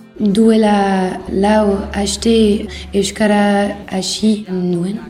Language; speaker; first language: Basque; non-native, learner; Dutch